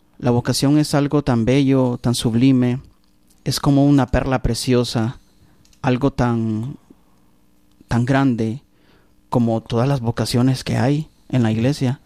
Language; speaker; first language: Spanish; native; Spanish